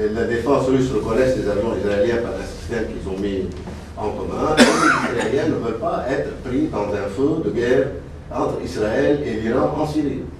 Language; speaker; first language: French; non-native, local second language; Arabic